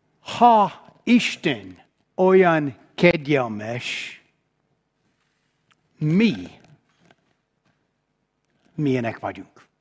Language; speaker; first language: Hungarian; non-native, fluent; English